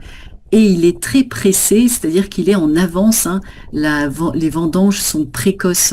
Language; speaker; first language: French; native; French